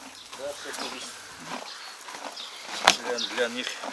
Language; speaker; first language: Russian; non-native, local second language; Kyrgyz